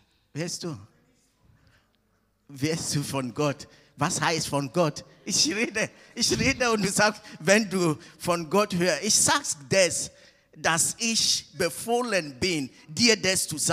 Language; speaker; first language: German; non-native, fluent; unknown